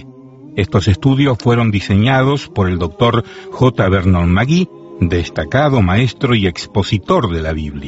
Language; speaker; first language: Spanish; native; Spanish